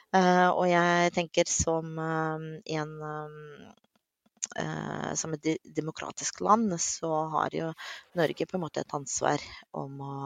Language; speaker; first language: Norwegian; non-native, fluent; Russian